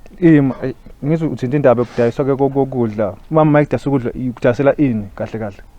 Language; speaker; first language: Zulu; native; Zulu